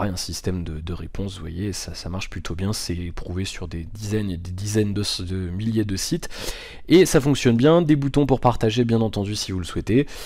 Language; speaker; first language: French; native; French